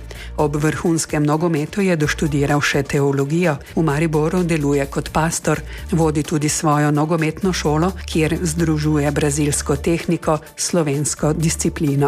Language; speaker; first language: Slovenian; native; Slovenian